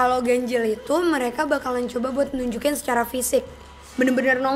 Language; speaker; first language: Indonesian; native; Indonesian